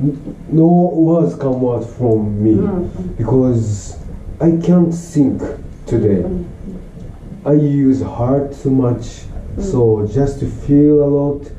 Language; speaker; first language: English; non-native, learner; Japanese